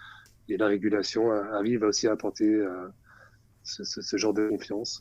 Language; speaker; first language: French; native; French